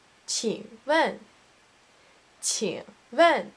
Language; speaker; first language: Chinese; non-native, learner; English